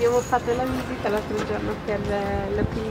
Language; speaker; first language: Italian; non-native, fluent; Arabic